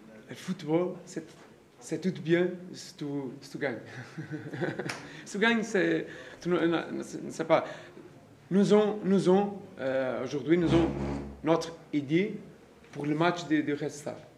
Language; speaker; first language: French; non-native, learner; Portuguese